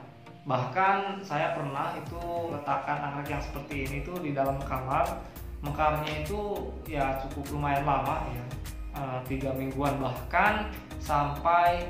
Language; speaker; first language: Indonesian; native; Indonesian